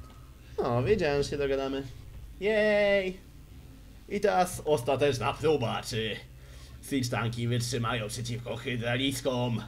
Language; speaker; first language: Polish; native; Polish